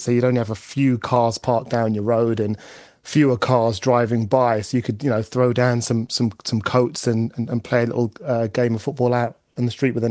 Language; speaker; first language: English; native; English